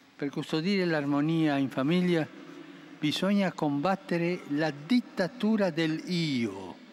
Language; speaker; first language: Italian; non-native, fluent; Spanish